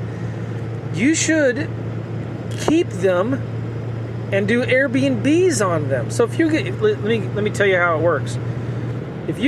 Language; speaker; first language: English; native; English